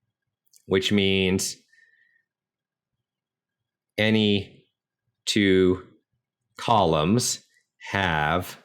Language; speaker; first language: English; native; English